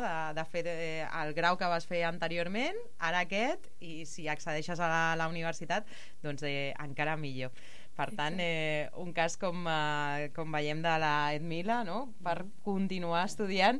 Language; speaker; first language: Catalan; native; Catalan